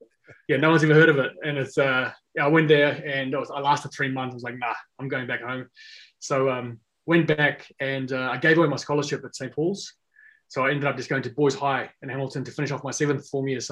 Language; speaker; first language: English; non-native, local second language; Afrikaans